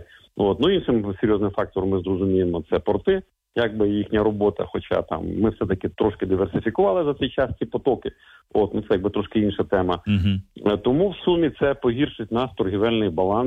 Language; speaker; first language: Ukrainian; native; Ukrainian